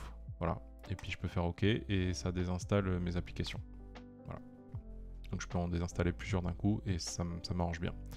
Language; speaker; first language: French; native; French